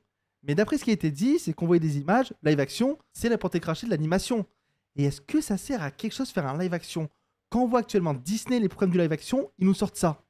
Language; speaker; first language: French; native; French